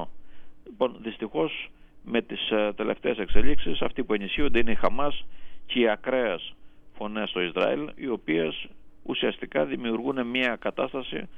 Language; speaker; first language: Greek; native; Greek